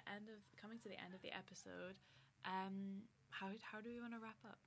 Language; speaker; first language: English; native; English